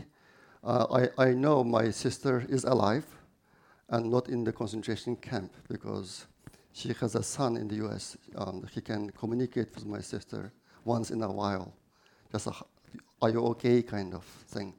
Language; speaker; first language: English; non-native, fluent; Chinese